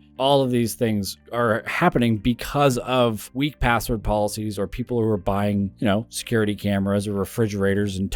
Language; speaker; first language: English; native; English